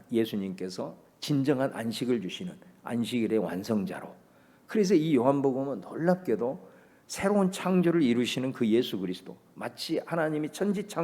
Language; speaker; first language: Korean; native; Korean